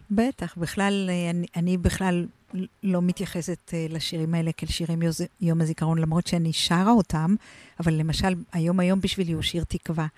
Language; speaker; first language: Hebrew; native; Hebrew